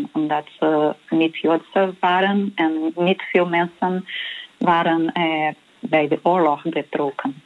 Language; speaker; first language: Dutch; non-native, learner; Portuguese